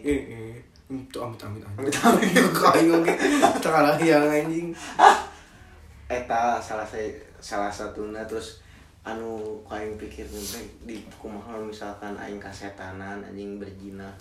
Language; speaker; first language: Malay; non-native, local second language; Sundanese